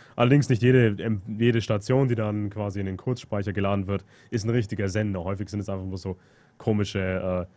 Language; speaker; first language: German; native; German